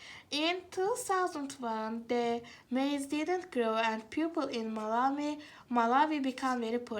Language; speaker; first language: English; non-native, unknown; Azerbaijani